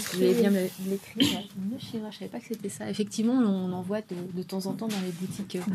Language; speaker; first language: French; native; French